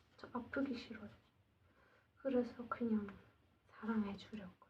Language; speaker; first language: Korean; non-native, learner; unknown